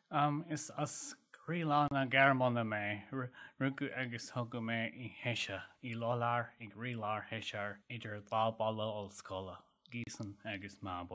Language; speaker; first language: Irish; non-native, learner; German